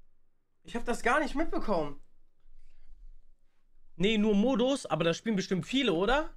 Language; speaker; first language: German; native; German